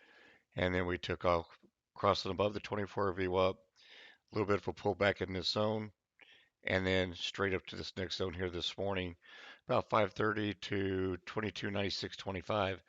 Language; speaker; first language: English; native; English